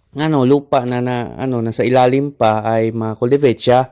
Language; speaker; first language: Filipino; non-native, local second language; Cebuano